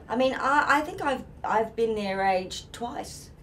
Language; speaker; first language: English; native; English